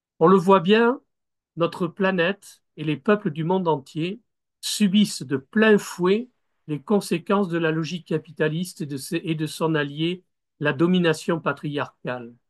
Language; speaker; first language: French; native; French